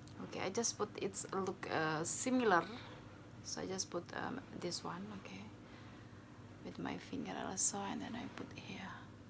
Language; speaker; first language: English; non-native, learner; Indonesian